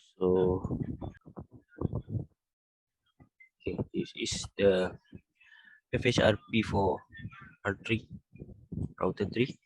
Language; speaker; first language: English; non-native, local second language; Malay